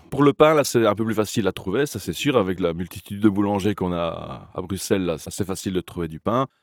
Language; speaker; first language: French; native; French